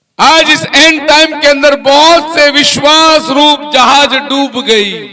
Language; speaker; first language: Hindi; non-native, local second language; Tamil